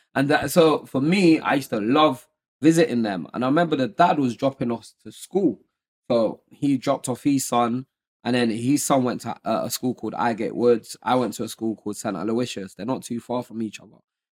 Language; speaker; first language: English; non-native, local second language; Yoruba